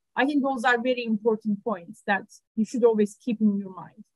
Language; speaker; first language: English; non-native, fluent; Turkish